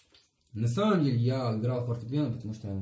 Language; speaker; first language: Russian; non-native, learner; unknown